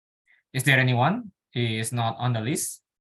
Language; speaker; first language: English; non-native, learner; Indonesian